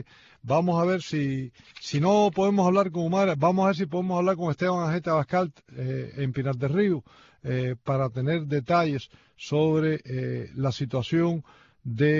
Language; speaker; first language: Spanish; native; Spanish